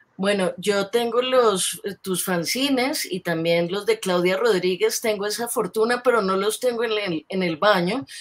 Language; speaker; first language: Spanish; native; Spanish